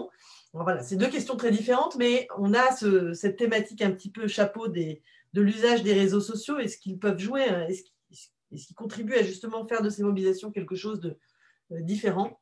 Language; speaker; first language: French; native; French